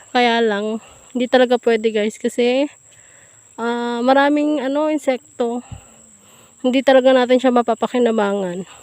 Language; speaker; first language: Filipino; native; Filipino